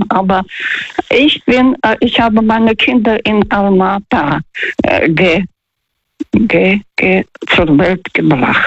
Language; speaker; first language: German; non-native, fluent; Russian